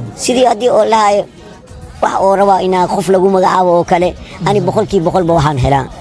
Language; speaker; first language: Somali; non-native, local second language; Swahili